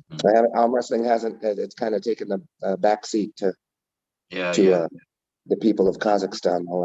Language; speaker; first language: English; native; English